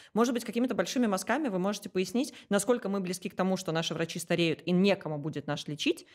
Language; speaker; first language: Russian; native; Russian